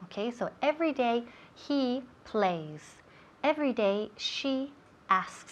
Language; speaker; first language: English; non-native, fluent; Spanish